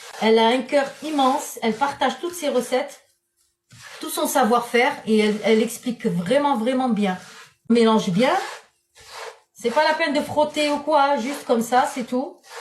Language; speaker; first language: French; non-native, local second language; Arabic